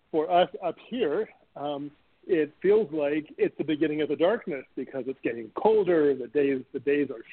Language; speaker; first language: English; native; English